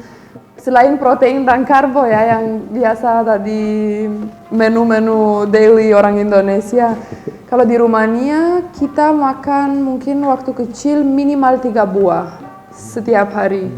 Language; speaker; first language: Indonesian; non-native, fluent; Romanian